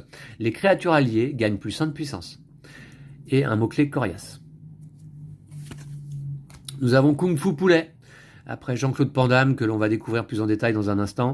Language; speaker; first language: French; native; French